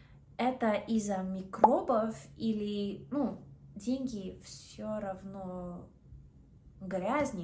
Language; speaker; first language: Russian; non-native, fluent; English